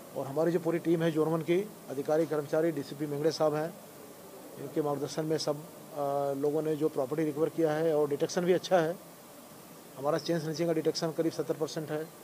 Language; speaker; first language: Hindi; non-native, local second language; Marathi